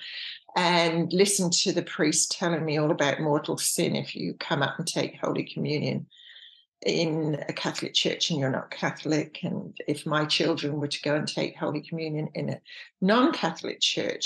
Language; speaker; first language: English; native; English